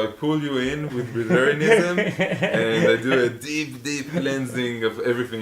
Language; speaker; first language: English; non-native, fluent; Hebrew